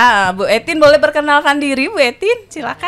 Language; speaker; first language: Indonesian; native; Indonesian